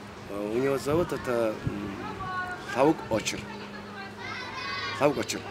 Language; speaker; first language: Russian; non-native, learner; Mongolian